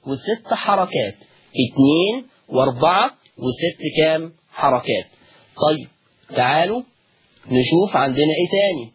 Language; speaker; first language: Arabic; native; Arabic